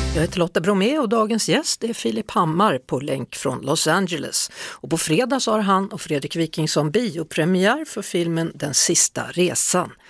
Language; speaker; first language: Swedish; native; Swedish